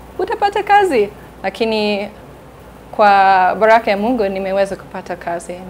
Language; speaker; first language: Swahili; non-native, fluent; English